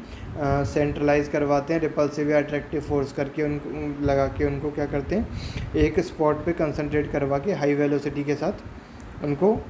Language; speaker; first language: Hindi; native; Hindi